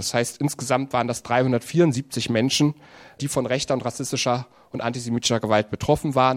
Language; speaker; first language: German; native; German